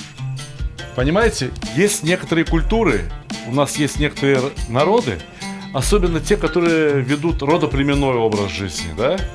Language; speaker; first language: Russian; native; Russian